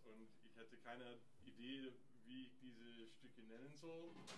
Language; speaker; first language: German; non-native, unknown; English